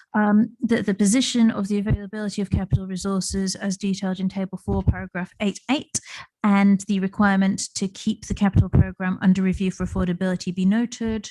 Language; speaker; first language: English; native; English